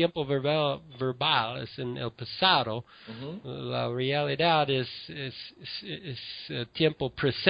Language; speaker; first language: Spanish; non-native, learner; English